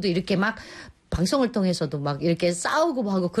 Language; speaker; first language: Korean; native; Korean